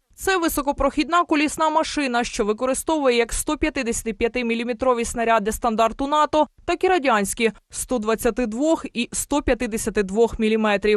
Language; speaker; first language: Ukrainian; native; Ukrainian